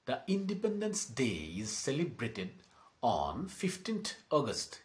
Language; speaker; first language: English; non-native, local second language; Assamese